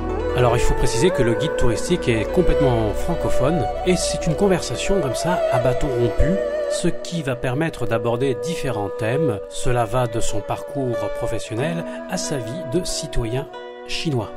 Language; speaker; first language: French; native; French